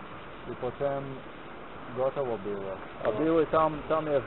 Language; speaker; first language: Polish; non-native, learner; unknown